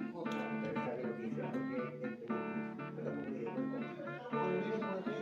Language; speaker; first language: Spanish; non-native, local second language; Galician